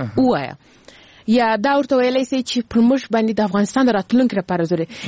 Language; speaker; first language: Pashto; early bilingual, heritage; Pashto